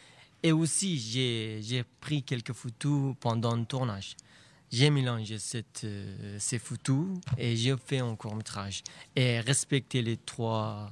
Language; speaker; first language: French; non-native, learner; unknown